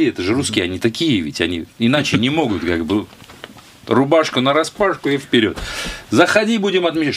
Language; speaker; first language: Russian; native; Russian